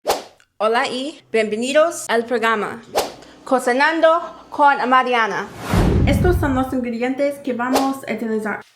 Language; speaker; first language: Spanish; non-native, learner; English